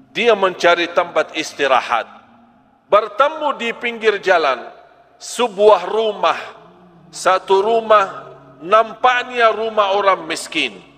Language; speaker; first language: Malay; non-native, fluent; Arabic